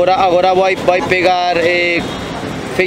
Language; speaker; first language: Portuguese; non-native, learner; Spanish